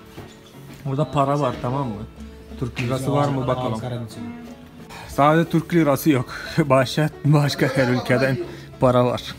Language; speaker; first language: Turkish; non-native, fluent; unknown